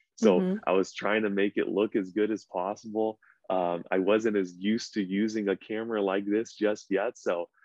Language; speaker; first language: English; native; English